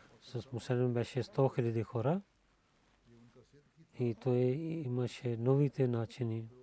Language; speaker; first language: Bulgarian; non-native, learner; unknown